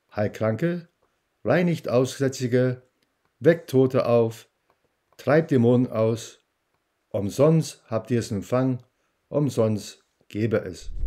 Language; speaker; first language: German; non-native, fluent; English